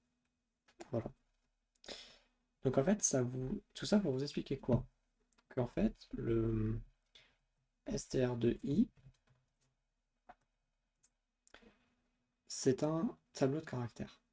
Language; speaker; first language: French; native; French